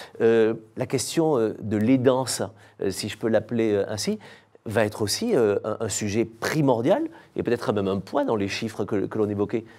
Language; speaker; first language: French; native; French